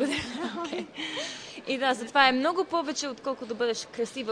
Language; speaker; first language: Bulgarian; early bilingual, heritage; Bulgarian